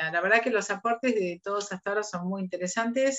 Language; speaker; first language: Spanish; native; Spanish